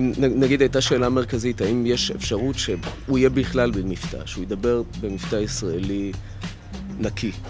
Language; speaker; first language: Hebrew; early bilingual, other home language; Russian